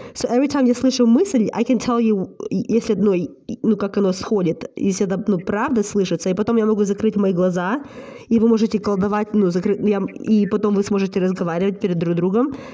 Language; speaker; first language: Russian; early bilingual, heritage; Russian